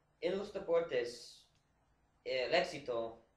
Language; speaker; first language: Spanish; non-native, learner; English